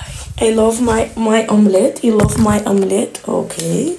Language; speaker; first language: English; non-native, learner; Russian